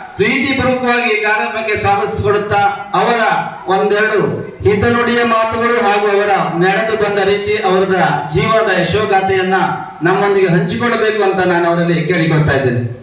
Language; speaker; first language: Kannada; native; Kannada